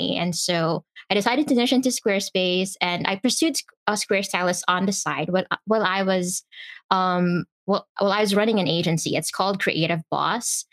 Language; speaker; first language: English; non-native, local second language; Filipino